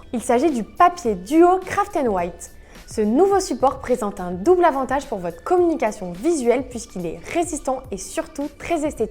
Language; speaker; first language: French; native; French